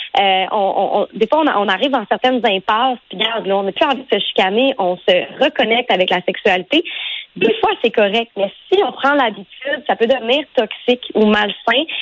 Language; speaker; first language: French; native; French